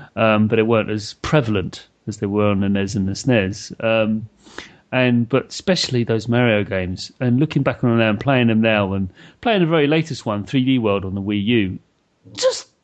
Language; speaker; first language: English; native; English